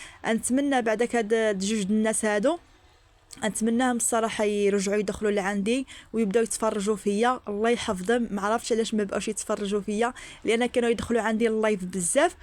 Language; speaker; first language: Arabic; native; Arabic